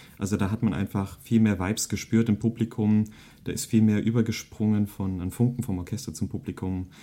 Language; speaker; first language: German; early bilingual, other home language; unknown